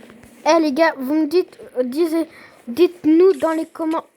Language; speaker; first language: French; native; French